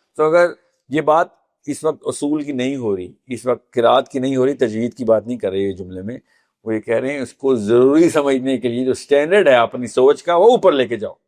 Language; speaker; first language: Urdu; native; Urdu